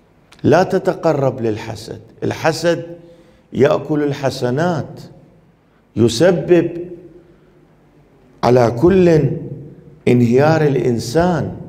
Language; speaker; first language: Arabic; non-native, fluent; Persian